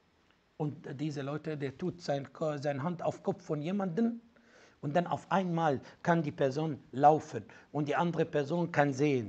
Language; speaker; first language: German; non-native, fluent; Arabic